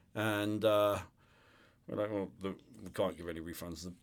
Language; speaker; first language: English; native; English